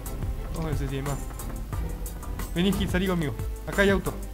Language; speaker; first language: Spanish; native; Spanish